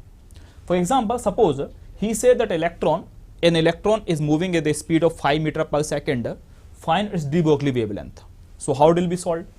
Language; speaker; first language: English; non-native, local second language; Hindi